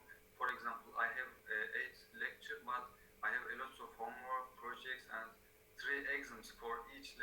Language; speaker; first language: English; non-native, learner; Turkish